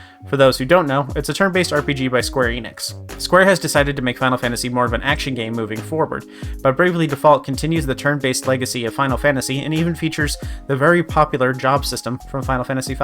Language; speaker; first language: English; native; English